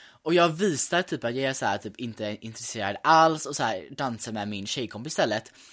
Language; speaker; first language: Swedish; early bilingual, heritage; Swedish